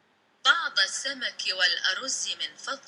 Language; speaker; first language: Arabic; non-native, learner; Indonesian